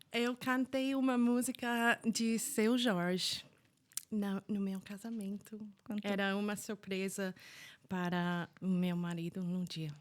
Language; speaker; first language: Portuguese; non-native, fluent; English